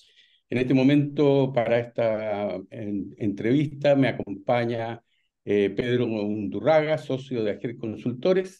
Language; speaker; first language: Spanish; native; Spanish